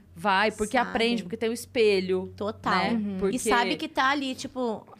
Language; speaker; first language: Portuguese; native; Portuguese